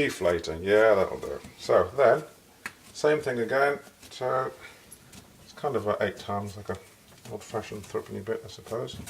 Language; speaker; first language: English; native; English